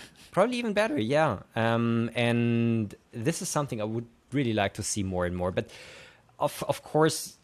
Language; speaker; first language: English; non-native, fluent; German